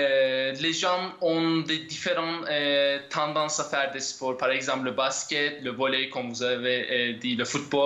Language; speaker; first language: French; non-native, fluent; Turkish